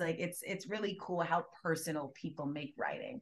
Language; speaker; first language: English; native; English